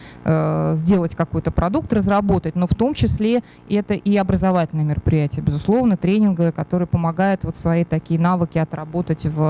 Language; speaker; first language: Russian; native; Russian